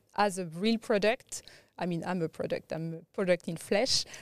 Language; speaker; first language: English; non-native, fluent; French